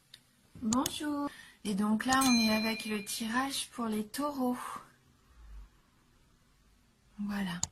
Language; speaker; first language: French; native; French